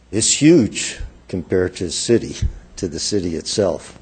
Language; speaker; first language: English; native; English